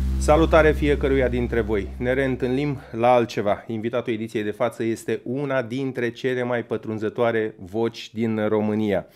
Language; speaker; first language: Romanian; native; Romanian